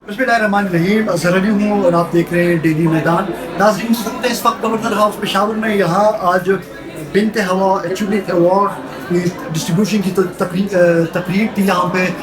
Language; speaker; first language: Urdu; non-native, local second language; Pashto